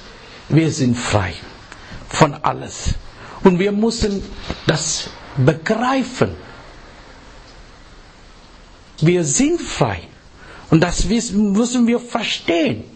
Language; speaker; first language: German; non-native, learner; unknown